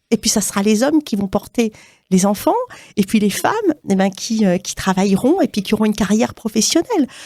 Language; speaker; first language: French; native; French